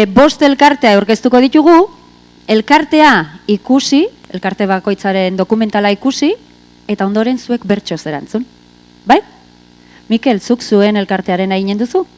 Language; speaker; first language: Basque; native; Basque